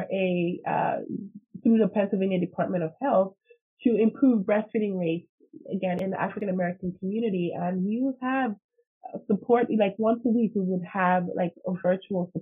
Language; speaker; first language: English; non-native, local second language; Igbo